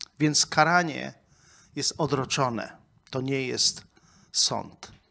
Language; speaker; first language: Polish; native; Polish